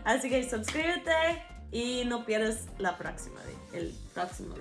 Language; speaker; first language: Spanish; non-native, fluent; English